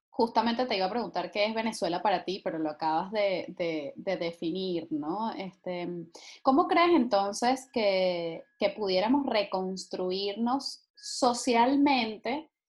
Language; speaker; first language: Spanish; native; Spanish